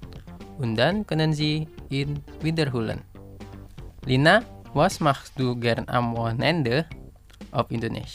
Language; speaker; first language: German; non-native, fluent; Indonesian